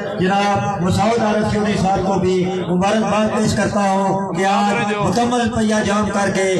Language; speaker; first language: Urdu; non-native, local second language; Pahari-Potwari